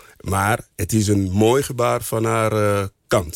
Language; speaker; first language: Dutch; non-native, fluent; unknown